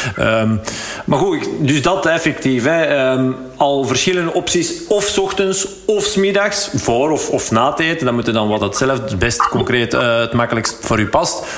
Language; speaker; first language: Dutch; native; Dutch